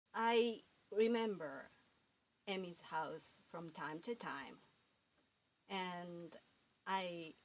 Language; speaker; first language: English; non-native, fluent; Japanese